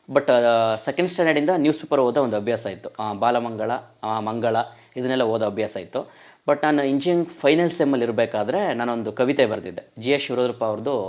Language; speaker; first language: Kannada; native; Kannada